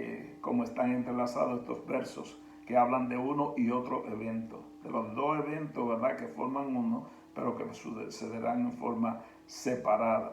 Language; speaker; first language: Spanish; native; Spanish